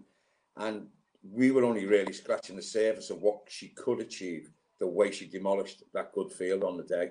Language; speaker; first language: English; native; English